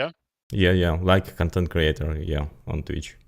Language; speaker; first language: English; non-native, learner; Ukrainian